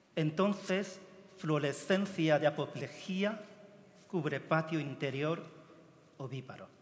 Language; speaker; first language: Spanish; non-native, fluent; Chinese